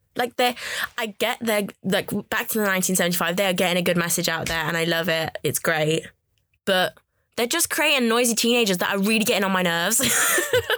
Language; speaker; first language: English; native; English